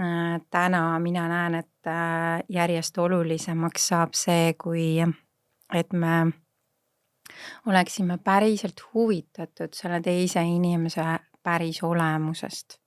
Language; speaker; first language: Estonian; native; Estonian